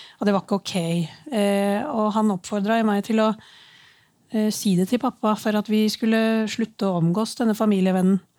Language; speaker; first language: Norwegian; early bilingual, other home language; Urdu